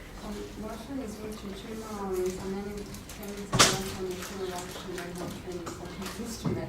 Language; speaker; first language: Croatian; non-native, learner; English